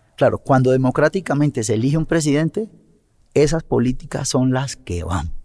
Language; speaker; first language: Spanish; native; Spanish